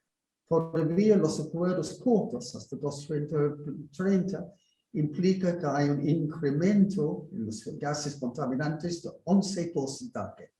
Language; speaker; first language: Spanish; non-native, fluent; English